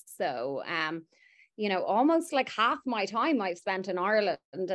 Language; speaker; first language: English; native; English